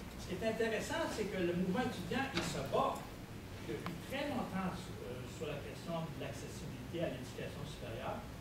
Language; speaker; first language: French; native; French